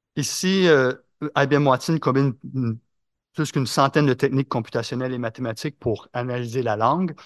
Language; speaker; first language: French; native; French